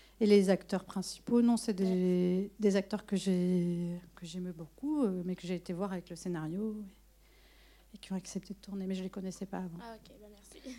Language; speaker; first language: French; native; French